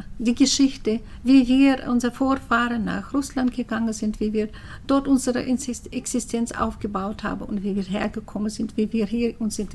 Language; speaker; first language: German; early bilingual, heritage; German